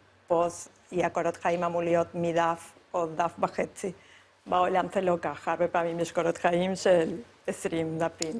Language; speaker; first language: Hebrew; non-native, fluent; Spanish